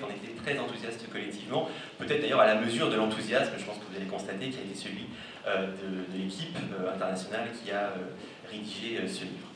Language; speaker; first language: French; native; French